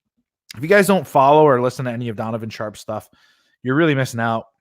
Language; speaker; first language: English; native; English